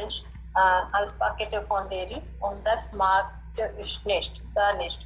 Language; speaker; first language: German; non-native, learner; Hindi